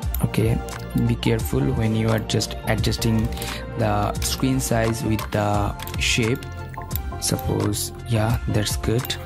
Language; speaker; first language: English; non-native, fluent; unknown